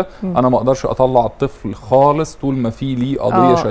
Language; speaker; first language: Arabic; native; Arabic